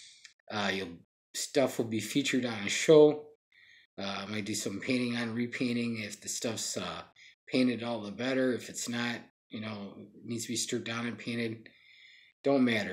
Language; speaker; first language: English; native; English